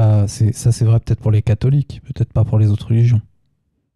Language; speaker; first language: French; native; French